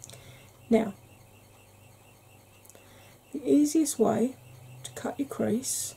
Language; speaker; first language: English; native; English